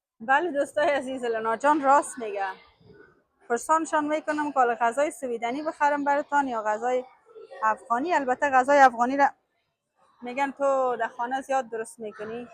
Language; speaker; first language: Persian; native; Persian